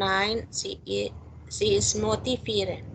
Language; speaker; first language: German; non-native, learner; Indonesian